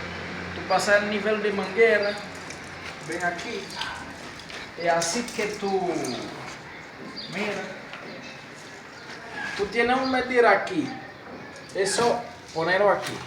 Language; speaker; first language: Spanish; non-native, learner; Haitian Creole